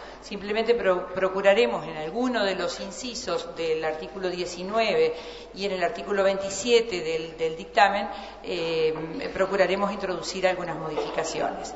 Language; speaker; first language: Spanish; native; Spanish